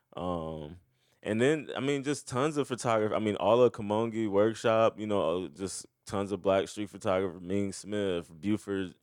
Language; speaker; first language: English; native; English